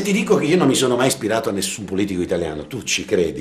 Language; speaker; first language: Italian; native; Italian